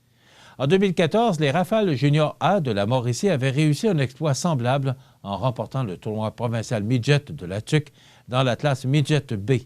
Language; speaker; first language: French; native; French